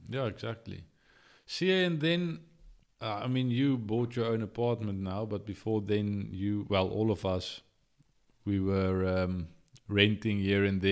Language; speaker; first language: English; non-native, local second language; Afrikaans